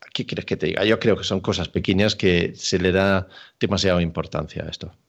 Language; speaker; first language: Spanish; non-native, fluent; Danish